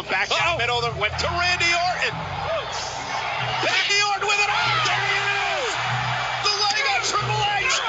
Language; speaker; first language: English; native; English